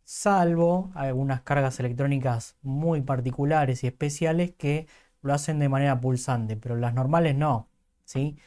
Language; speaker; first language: Spanish; native; Spanish